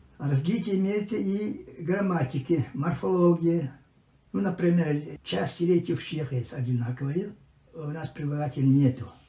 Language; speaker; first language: Russian; non-native, local second language; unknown